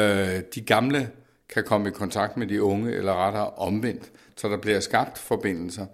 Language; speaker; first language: Danish; native; Danish